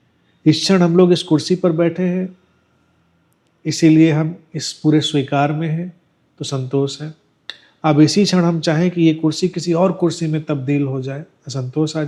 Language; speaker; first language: Hindi; native; Hindi